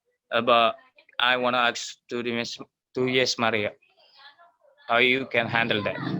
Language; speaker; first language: English; non-native, learner; Indonesian